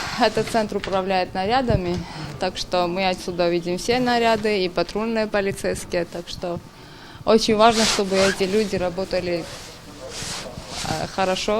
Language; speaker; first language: Russian; non-native, fluent; Georgian